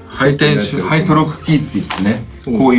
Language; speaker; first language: Japanese; native; Japanese